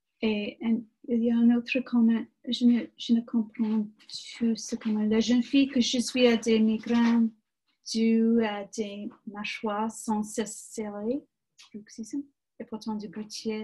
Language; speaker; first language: French; non-native, learner; English